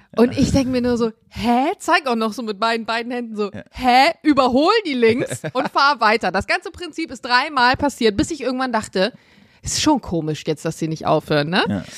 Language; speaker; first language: German; early bilingual, other home language; Vietnamese